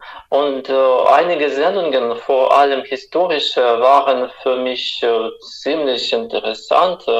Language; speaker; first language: German; non-native, fluent; Russian